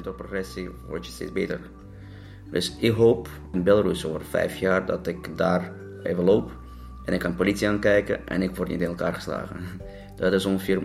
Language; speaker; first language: Dutch; non-native, fluent; Russian